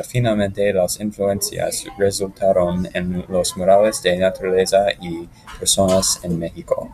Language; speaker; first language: Spanish; non-native, learner; English